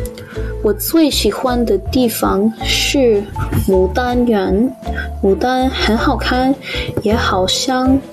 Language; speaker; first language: Chinese; non-native, learner; English